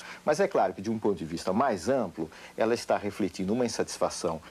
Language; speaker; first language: Portuguese; native; Portuguese